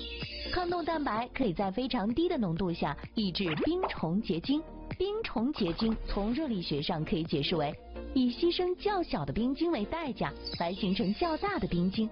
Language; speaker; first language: Chinese; native; Chinese